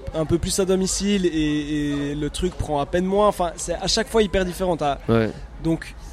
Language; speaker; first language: French; native; French